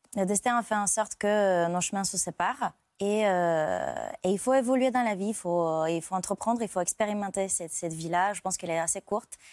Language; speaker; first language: French; non-native, fluent; Bulgarian